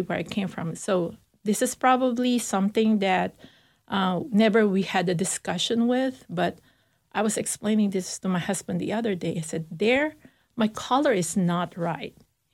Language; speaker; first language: English; non-native, local second language; Filipino